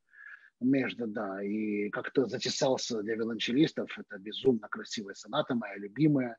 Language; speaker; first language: Russian; native; Russian